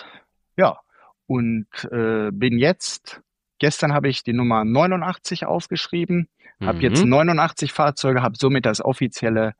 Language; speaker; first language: German; native; German